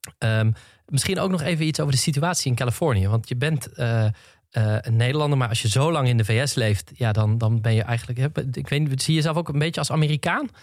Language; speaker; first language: Dutch; native; Dutch